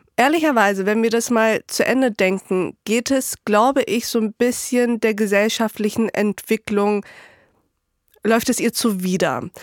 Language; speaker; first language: German; early bilingual, other home language; Turkish